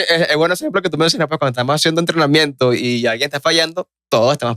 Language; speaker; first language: Spanish; native; Spanish